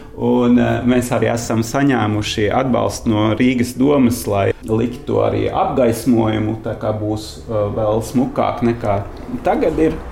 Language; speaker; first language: Latvian; non-native, fluent; Norwegian